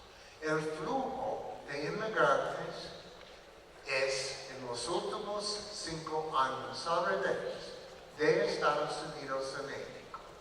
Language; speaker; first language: Spanish; non-native, learner; English